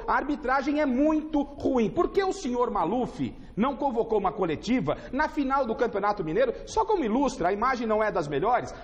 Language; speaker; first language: Portuguese; native; Portuguese